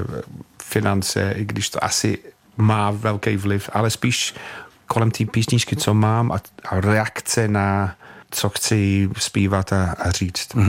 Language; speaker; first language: Czech; non-native, fluent; English